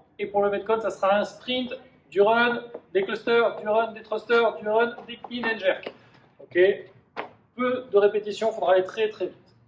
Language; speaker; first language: French; native; French